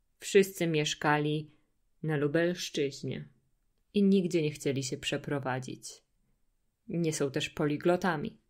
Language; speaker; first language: Polish; native; Polish